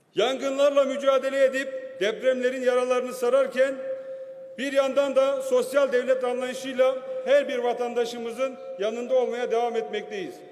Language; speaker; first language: Turkish; native; Turkish